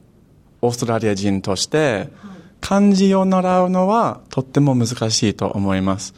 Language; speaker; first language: Japanese; non-native, fluent; English